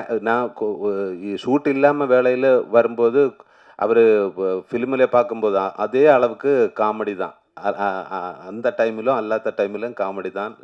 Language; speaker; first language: Tamil; non-native, learner; Malayalam